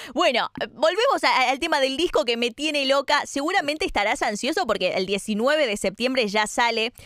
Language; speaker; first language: Spanish; native; Spanish